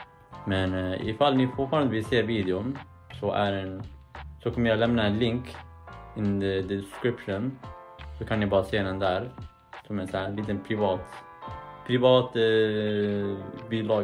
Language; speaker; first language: Swedish; early bilingual, other home language; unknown